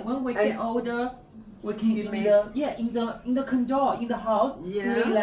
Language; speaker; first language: English; non-native, learner; Chinese